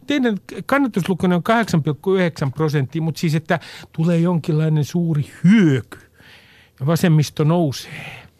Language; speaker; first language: Finnish; native; Finnish